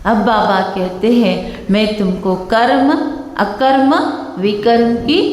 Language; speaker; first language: Hindi; non-native, local second language; Kannada